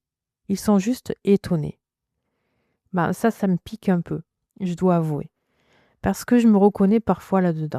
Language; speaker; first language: French; native; French